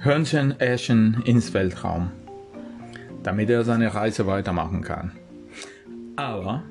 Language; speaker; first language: German; non-native, fluent; Spanish